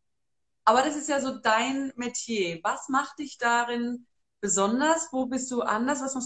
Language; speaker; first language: German; native; German